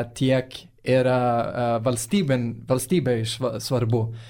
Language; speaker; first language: Lithuanian; non-native, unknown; Swedish